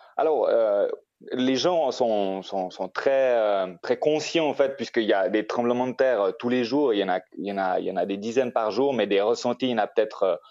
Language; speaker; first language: French; native; French